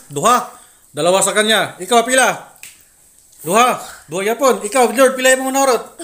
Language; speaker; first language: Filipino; non-native, local second language; Cebuano